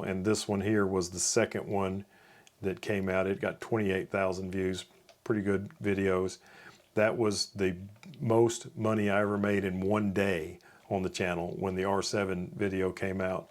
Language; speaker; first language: English; native; English